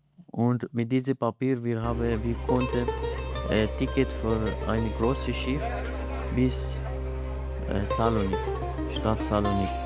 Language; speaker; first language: German; non-native, learner; Arabic